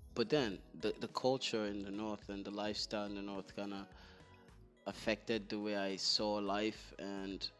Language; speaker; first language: English; non-native, local second language; Igbo